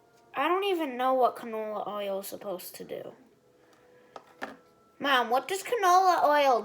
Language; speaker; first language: English; native; English